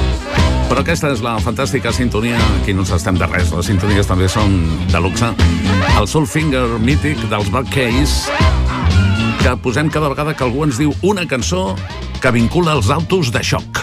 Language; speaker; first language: Catalan; native; Catalan